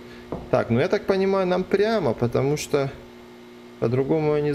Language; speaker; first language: Russian; native; Russian